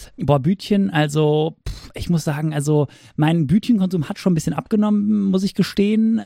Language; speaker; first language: German; native; German